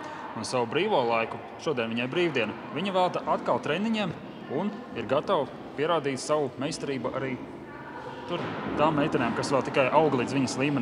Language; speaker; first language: Latvian; native; Latvian